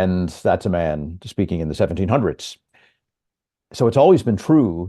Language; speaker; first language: English; native; English